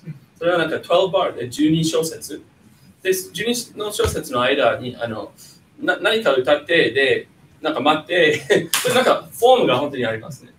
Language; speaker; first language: Japanese; non-native, fluent; English